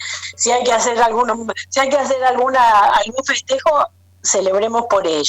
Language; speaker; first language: Spanish; native; Spanish